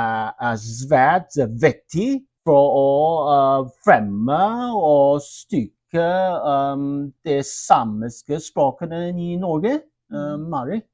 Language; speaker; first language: Norwegian; non-native, learner; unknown